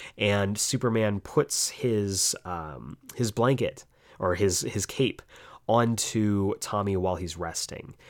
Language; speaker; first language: English; native; English